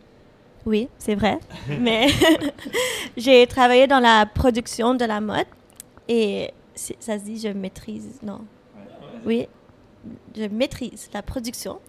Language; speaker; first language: French; non-native, fluent; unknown